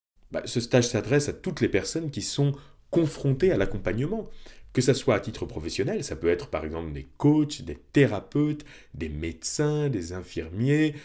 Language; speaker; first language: French; native; French